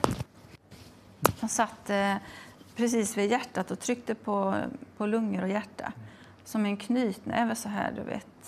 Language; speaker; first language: Swedish; native; Swedish